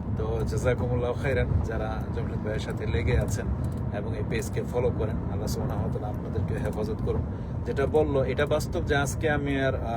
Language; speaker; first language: Bangla; native; Bangla